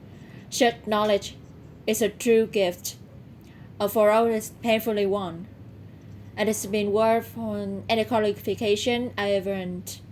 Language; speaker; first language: English; non-native, learner; Vietnamese